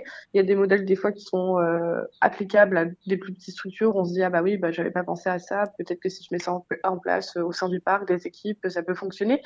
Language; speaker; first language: French; native; French